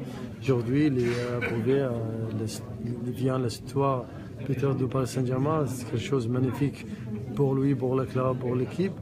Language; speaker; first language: French; non-native, learner; Arabic